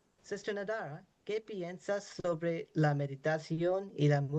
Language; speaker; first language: Spanish; non-native, learner; English